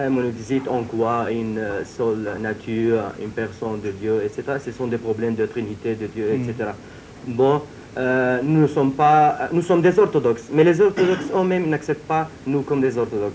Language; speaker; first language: French; non-native, fluent; Syriac